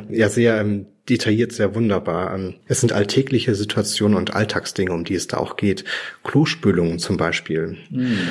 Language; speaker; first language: German; native; German